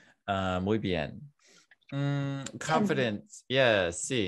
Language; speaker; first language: Spanish; non-native, learner; English